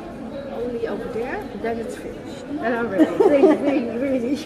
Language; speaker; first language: English; non-native, learner; Dutch